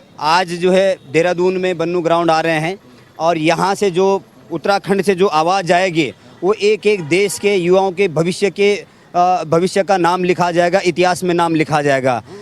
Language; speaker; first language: Hindi; native; Hindi